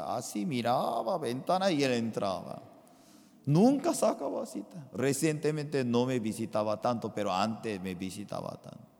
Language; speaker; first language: Spanish; non-native, fluent; Korean